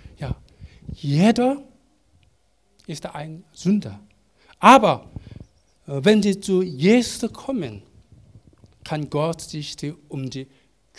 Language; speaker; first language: German; non-native, learner; Korean